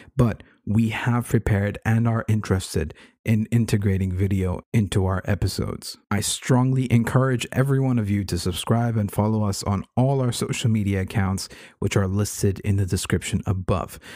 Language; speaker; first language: English; native; English